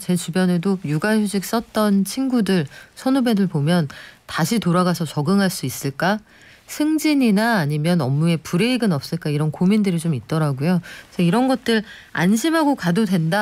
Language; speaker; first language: Korean; native; Korean